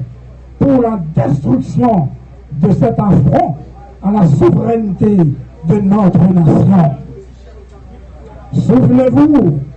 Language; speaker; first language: French; non-native, local second language; Haitian Creole